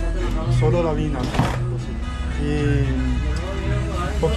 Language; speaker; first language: Spanish; non-native, learner; French